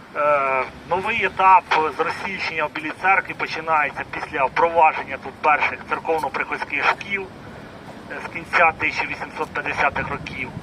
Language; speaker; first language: Ukrainian; native; Ukrainian